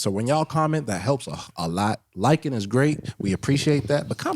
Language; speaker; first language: English; native; English